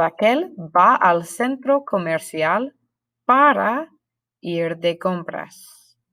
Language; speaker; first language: Spanish; non-native, fluent; English